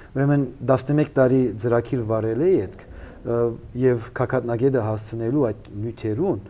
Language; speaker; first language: Armenian; early bilingual, heritage; Armenian